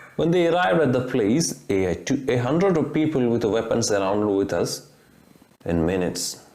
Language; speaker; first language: English; non-native, local second language; Malayalam